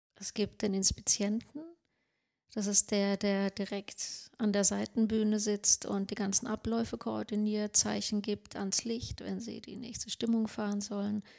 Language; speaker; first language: German; non-native, local second language; Swedish